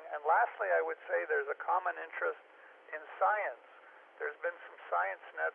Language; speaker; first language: English; native; English